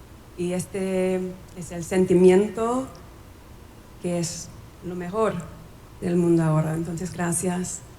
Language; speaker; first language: Spanish; non-native, learner; English